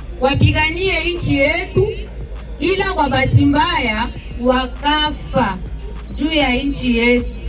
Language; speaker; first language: Swahili; native; Swahili